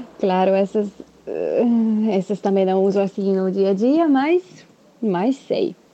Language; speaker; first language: Portuguese; non-native, fluent; Hungarian